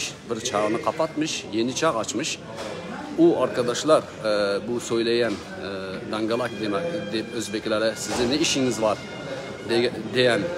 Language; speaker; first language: Turkish; non-native, learner; Uzbek